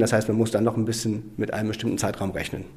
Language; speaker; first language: German; native; German